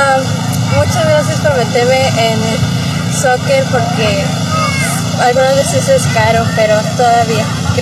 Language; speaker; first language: Spanish; early bilingual, other home language; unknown